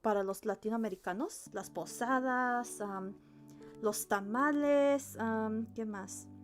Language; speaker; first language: Spanish; early bilingual, heritage; Spanish